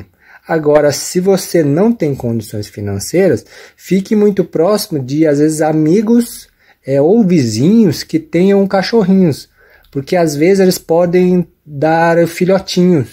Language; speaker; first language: Portuguese; native; Portuguese